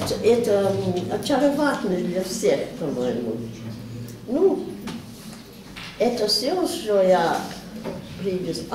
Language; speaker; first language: Russian; non-native, learner; English